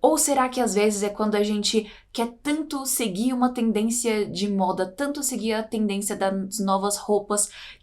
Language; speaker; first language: Portuguese; native; Portuguese